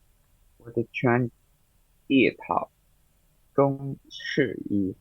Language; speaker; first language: Chinese; non-native, learner; Indonesian